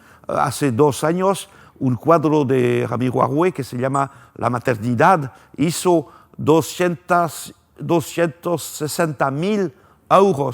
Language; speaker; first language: Spanish; non-native, fluent; French